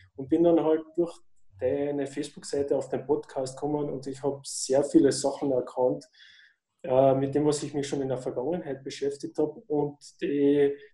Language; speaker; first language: German; native; German